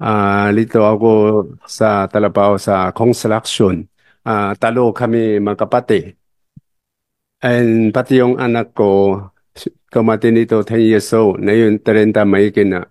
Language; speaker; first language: Filipino; non-native, learner; Chinese